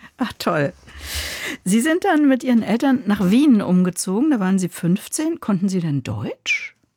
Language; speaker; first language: German; native; German